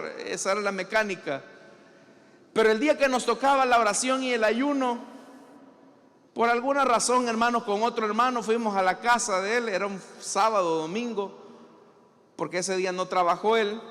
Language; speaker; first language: Spanish; native; Spanish